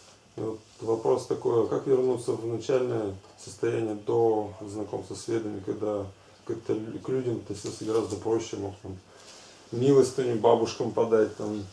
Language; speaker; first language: Russian; native; Russian